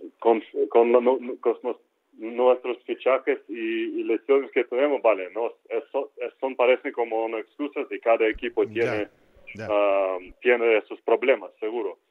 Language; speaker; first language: Spanish; non-native, learner; Ukrainian